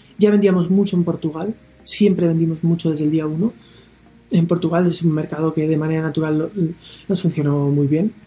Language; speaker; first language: Spanish; native; Spanish